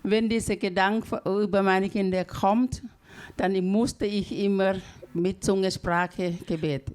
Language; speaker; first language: German; non-native, learner; Thai